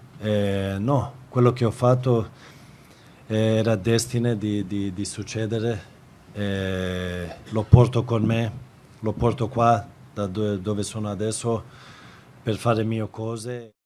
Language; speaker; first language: Italian; non-native, fluent; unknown